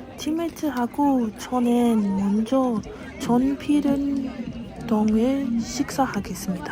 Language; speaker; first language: Korean; non-native, learner; English